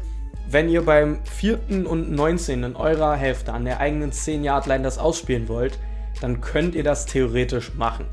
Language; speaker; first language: German; native; German